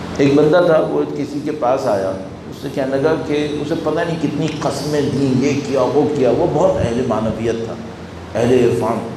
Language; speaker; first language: Urdu; early bilingual, heritage; Urdu